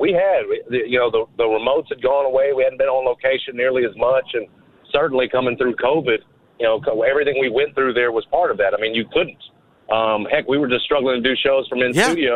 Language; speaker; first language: English; native; English